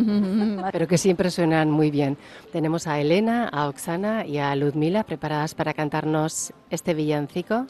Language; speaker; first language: Spanish; native; Spanish